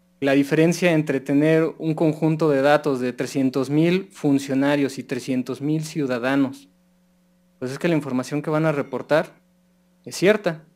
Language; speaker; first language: Spanish; native; Spanish